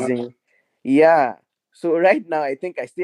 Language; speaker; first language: English; non-native, local second language; Yoruba